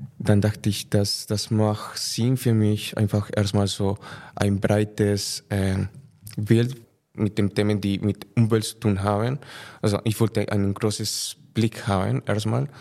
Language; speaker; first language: German; non-native, fluent; Spanish